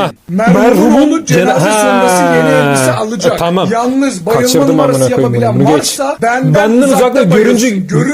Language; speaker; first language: Turkish; native; Turkish